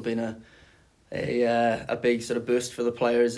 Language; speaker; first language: English; native; English